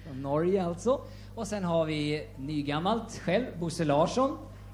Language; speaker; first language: Swedish; native; Swedish